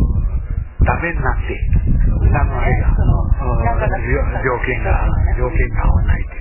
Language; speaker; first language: Japanese; native; Japanese